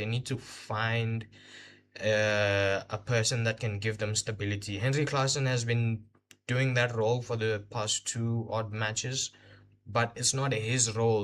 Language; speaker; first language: English; non-native, local second language; Hindi